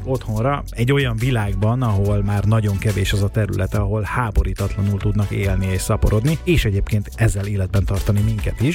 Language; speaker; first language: Hungarian; native; Hungarian